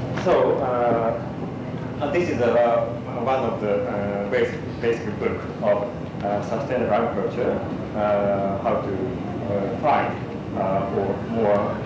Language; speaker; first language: English; non-native, learner; Japanese